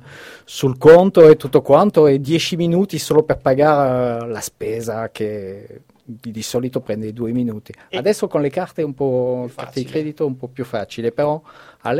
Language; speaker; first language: Italian; non-native, fluent; French